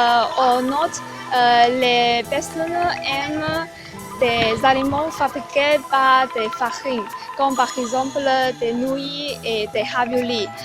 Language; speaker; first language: French; non-native, learner; Chinese